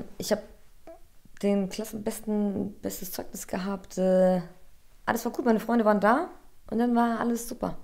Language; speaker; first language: German; early bilingual, other home language; Polish